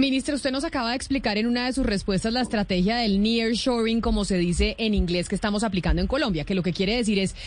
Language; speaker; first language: Spanish; native; Spanish